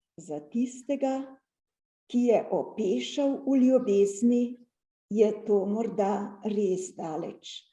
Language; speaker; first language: Slovenian; native; Slovenian